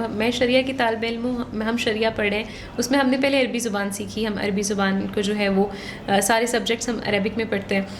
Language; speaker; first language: Urdu; native; Urdu